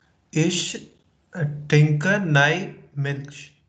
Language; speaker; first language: German; non-native, learner; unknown